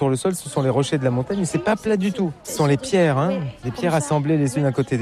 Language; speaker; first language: French; native; French